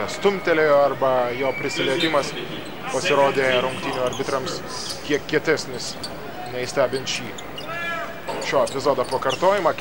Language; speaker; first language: Lithuanian; native; Lithuanian